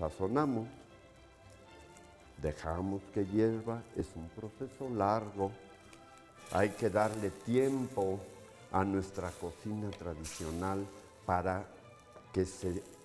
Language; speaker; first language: Spanish; native; Spanish